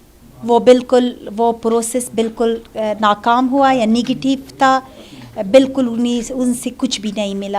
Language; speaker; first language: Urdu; non-native, fluent; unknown